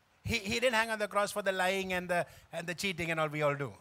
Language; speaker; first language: English; non-native, local second language; Tamil